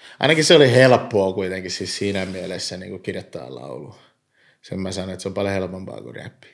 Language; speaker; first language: Finnish; early bilingual, other home language; English